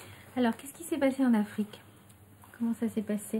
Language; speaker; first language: French; native; French